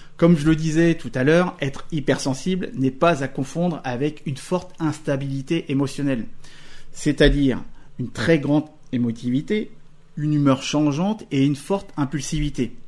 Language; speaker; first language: French; native; French